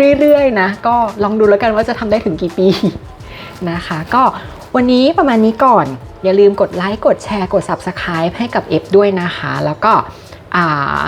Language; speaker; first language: Thai; native; Thai